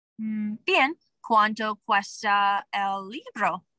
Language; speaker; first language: Spanish; non-native, learner; English